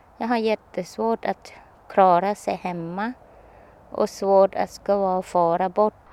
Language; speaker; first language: Swedish; non-native, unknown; Thai